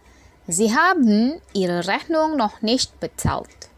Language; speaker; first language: German; non-native, fluent; Indonesian